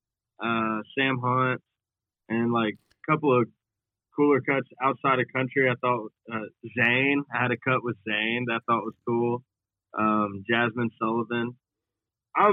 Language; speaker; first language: English; native; English